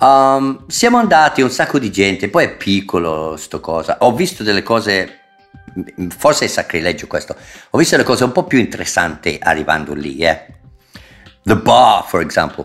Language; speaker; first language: Italian; non-native, fluent; English